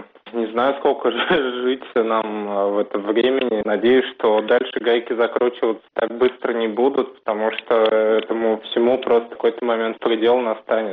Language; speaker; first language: Russian; native; Russian